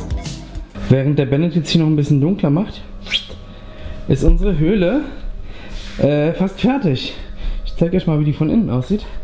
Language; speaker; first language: German; native; German